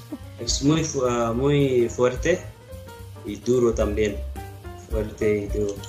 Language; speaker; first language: Spanish; non-native, learner; Arabic